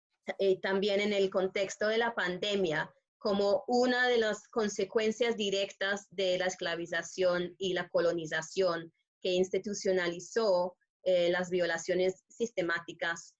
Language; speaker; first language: Spanish; non-native, fluent; English